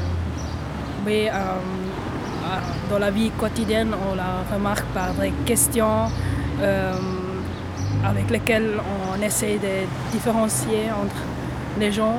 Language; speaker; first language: French; non-native, local second language; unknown